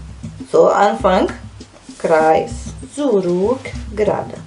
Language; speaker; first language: German; non-native, fluent; Portuguese